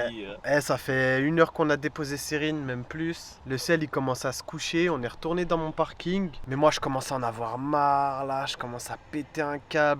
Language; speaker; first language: French; native; French